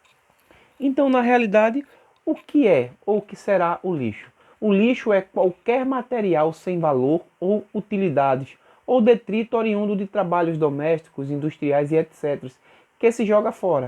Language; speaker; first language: Portuguese; native; Portuguese